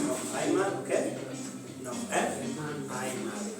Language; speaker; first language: German; non-native, learner; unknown